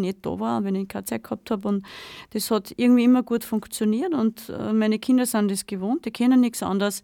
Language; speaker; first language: German; native; German